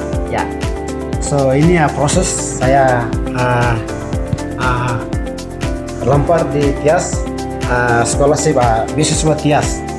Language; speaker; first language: Indonesian; non-native, learner; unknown